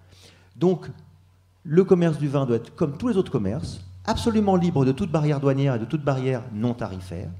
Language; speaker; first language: French; native; French